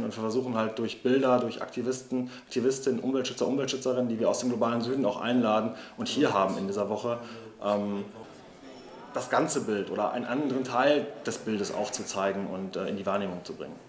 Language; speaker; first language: German; native; German